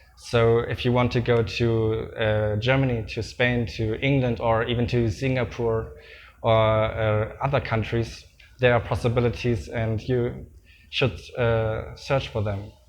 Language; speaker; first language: English; non-native, fluent; German